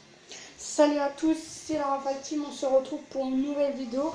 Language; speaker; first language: French; native; French